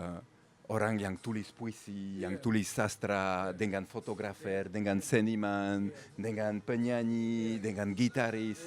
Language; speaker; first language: Indonesian; non-native, fluent; French